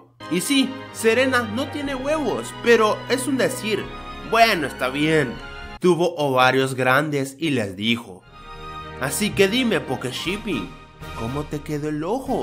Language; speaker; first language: Spanish; native; Spanish